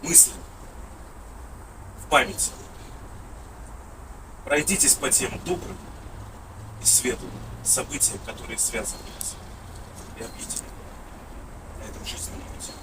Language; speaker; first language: Russian; native; Russian